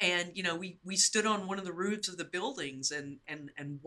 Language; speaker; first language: English; native; English